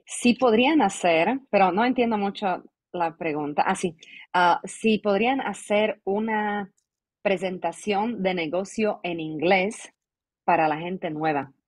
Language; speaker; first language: Spanish; non-native, fluent; Slovak